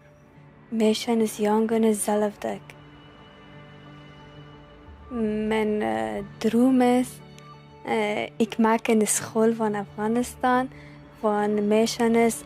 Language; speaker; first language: Dutch; non-native, learner; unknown